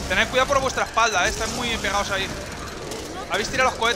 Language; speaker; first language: Spanish; native; Spanish